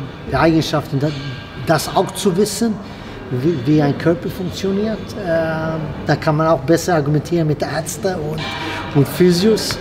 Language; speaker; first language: German; non-native, fluent; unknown